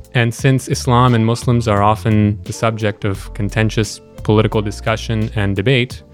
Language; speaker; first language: English; native; English